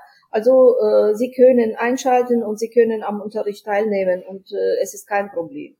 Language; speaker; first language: German; non-native, fluent; Ukrainian